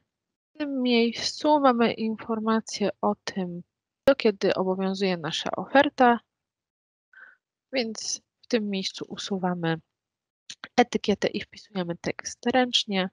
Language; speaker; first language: Polish; native; Polish